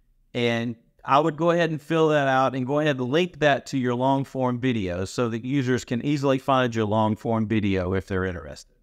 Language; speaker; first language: English; native; English